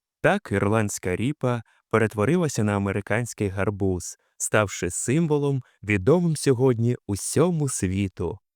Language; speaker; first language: Ukrainian; native; Ukrainian